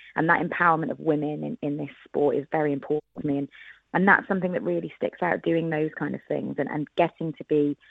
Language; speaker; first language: English; native; English